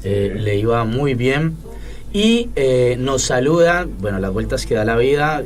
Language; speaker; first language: Spanish; native; Spanish